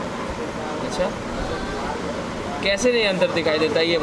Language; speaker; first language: Hindi; native; Hindi